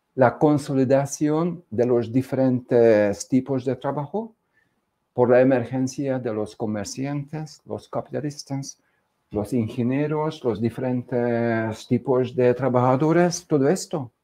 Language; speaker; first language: Spanish; non-native, fluent; Hungarian